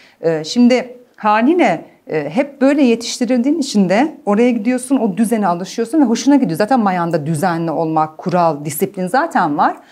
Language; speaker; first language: Turkish; early bilingual, heritage; Turkish